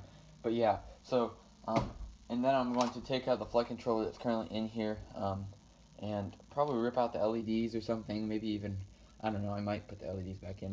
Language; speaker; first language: English; native; English